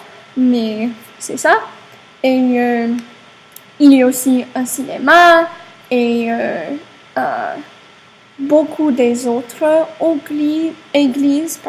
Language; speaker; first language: French; non-native, learner; English